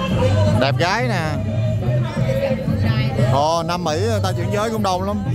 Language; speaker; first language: Vietnamese; native; Vietnamese